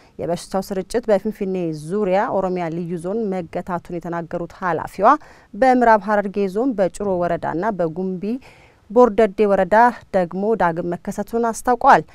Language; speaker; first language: Amharic; non-native, local second language; Oromo